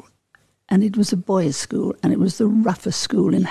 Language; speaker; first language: English; native; English